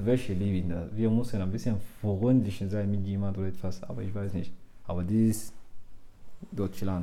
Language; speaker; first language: German; non-native, learner; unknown